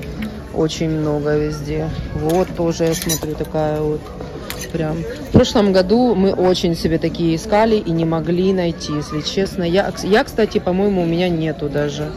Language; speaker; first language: Russian; native; Russian